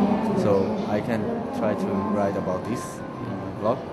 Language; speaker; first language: English; non-native, fluent; Portuguese